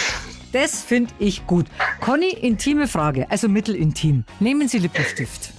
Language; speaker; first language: German; native; German